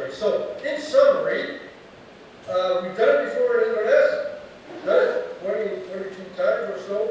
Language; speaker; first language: English; native; English